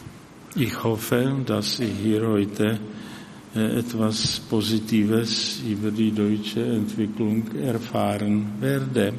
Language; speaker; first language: German; non-native, fluent; Czech